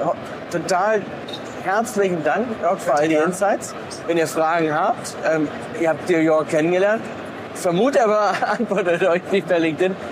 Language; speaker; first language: German; native; German